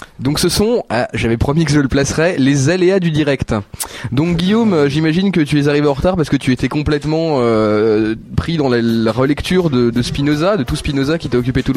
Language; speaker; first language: French; native; French